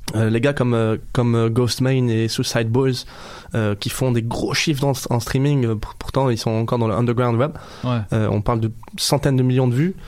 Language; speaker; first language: French; non-native, local second language; Arabic